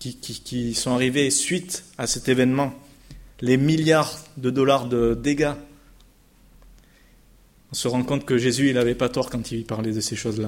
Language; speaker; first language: French; native; French